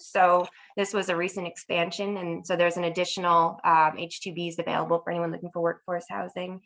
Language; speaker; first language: English; native; English